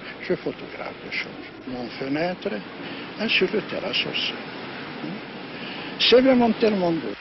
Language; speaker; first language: French; non-native, learner; Hungarian